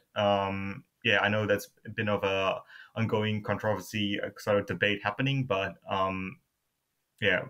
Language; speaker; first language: English; non-native, fluent; Burmese